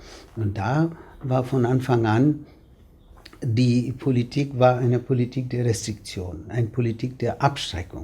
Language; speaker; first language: German; non-native, fluent; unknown